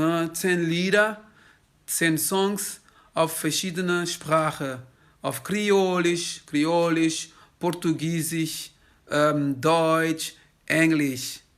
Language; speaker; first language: German; non-native, fluent; Kabuverdianu